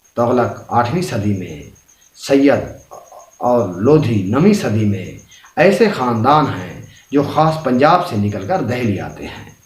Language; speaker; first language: Urdu; non-native, local second language; Saraiki